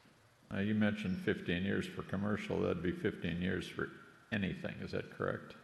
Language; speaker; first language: English; native; English